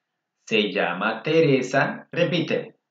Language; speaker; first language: Spanish; non-native, fluent; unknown